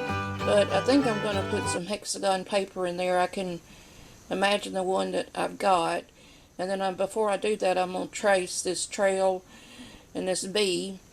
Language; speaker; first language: English; native; English